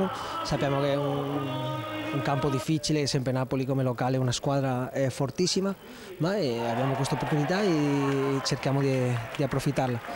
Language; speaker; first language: Italian; non-native, fluent; Spanish